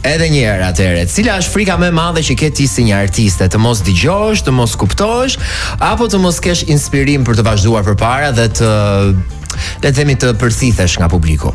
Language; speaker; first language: Albanian; native; Albanian